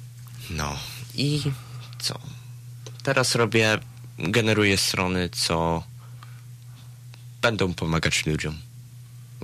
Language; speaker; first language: Polish; early bilingual, heritage; Polish